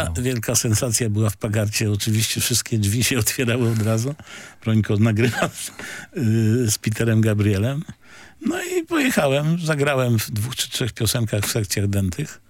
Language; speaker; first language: Polish; native; Polish